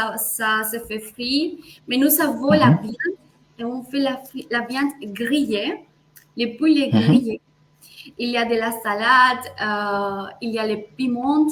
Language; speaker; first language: French; non-native, fluent; Spanish